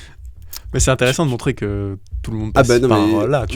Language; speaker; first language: French; native; French